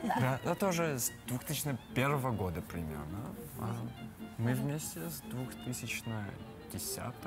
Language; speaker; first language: Russian; early bilingual, heritage; Russian